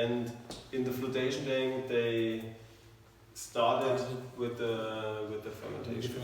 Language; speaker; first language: English; non-native, learner; German